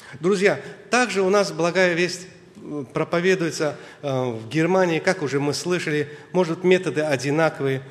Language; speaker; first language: Russian; non-native, local second language; Azerbaijani